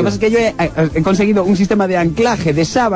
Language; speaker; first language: Spanish; native; Spanish